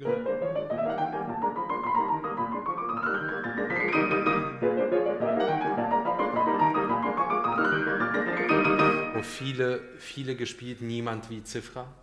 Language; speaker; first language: German; early bilingual, other home language; Russian